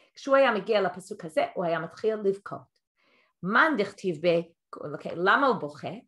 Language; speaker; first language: Hebrew; non-native, fluent; English